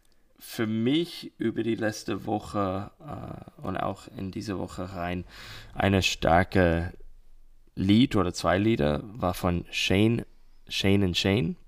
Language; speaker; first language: German; non-native, learner; English